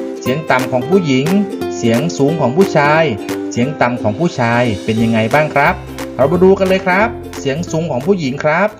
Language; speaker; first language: Thai; native; Thai